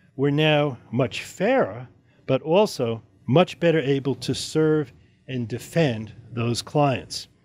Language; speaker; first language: English; native; English